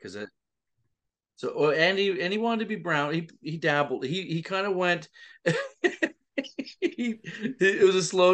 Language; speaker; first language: English; native; English